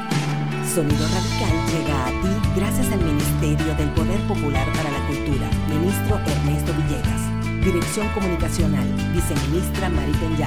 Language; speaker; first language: Spanish; native; Spanish